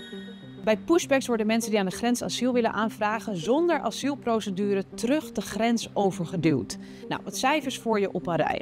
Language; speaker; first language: Dutch; native; Dutch